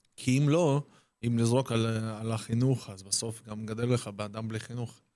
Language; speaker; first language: Hebrew; early bilingual, other home language; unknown